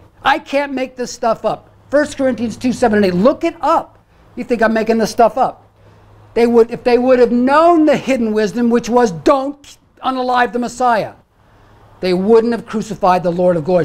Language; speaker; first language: English; native; English